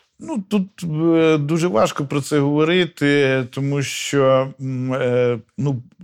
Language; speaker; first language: Ukrainian; native; Ukrainian